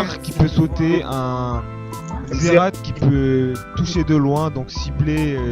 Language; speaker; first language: French; native; French